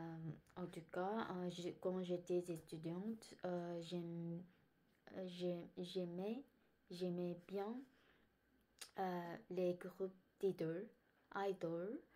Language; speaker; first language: French; non-native, learner; Korean